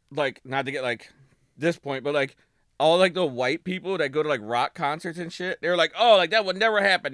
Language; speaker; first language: English; native; English